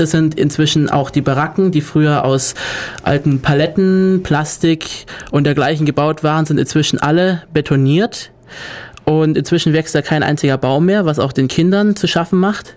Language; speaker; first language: German; native; German